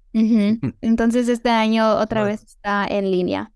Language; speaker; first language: Spanish; early bilingual, heritage; Spanish